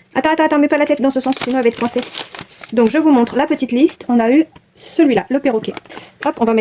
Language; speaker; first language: French; native; French